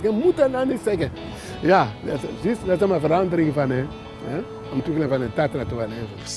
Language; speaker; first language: Dutch; non-native, learner; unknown